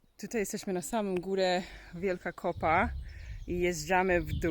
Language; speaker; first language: Polish; non-native, learner; English